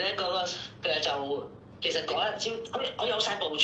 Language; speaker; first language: Cantonese; native; Cantonese